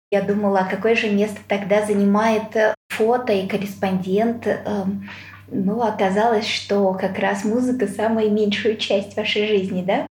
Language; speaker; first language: Russian; native; Russian